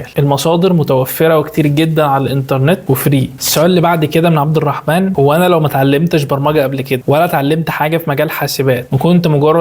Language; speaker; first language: Arabic; native; Arabic